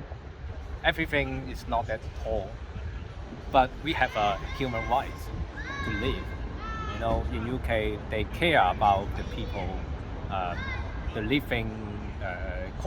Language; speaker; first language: English; non-native, learner; Cantonese